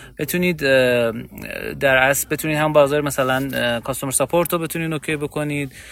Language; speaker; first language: Persian; native; Persian